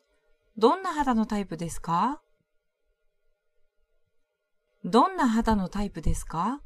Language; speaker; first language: Japanese; non-native, fluent; Korean